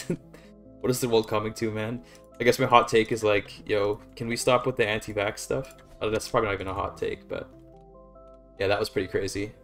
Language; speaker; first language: English; native; English